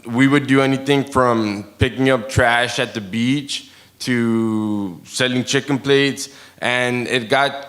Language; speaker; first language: English; early bilingual, other home language; Spanish